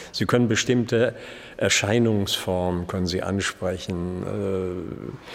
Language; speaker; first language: German; native; German